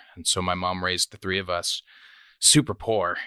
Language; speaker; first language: English; native; English